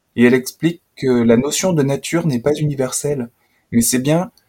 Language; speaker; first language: French; native; French